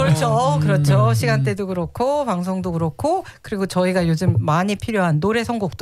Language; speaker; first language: Korean; native; Korean